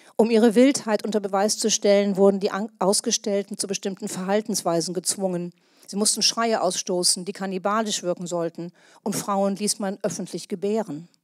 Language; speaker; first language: German; native; German